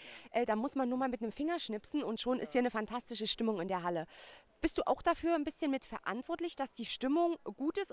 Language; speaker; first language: German; native; German